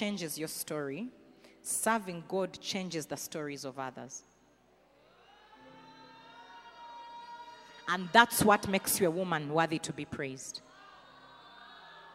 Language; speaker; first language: English; non-native, local second language; Nyankole